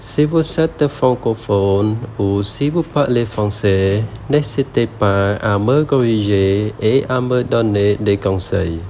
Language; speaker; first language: French; non-native, learner; Khmer